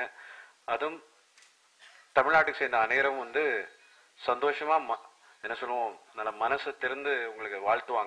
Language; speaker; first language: Tamil; native; Tamil